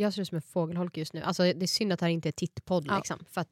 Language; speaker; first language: Swedish; native; Swedish